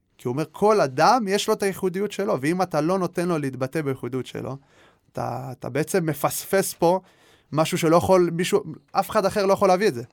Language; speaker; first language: Hebrew; native; Hebrew